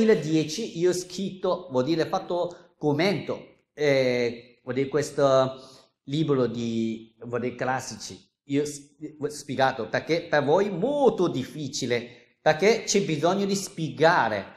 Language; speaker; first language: Italian; non-native, learner; Chinese